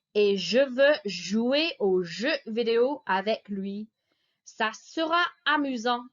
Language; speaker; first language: French; non-native, fluent; English